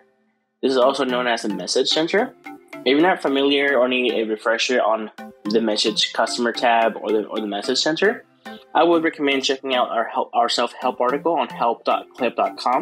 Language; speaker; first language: English; native; English